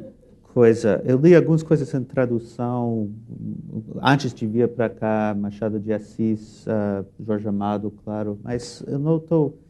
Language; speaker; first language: Portuguese; non-native, fluent; English